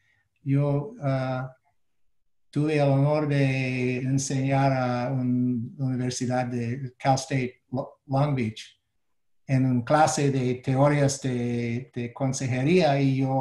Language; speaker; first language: Spanish; non-native, fluent; English